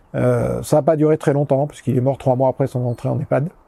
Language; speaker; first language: French; native; French